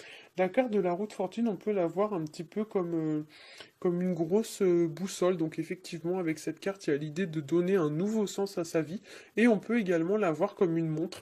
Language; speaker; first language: French; native; French